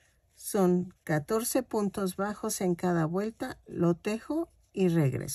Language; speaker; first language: Spanish; native; Spanish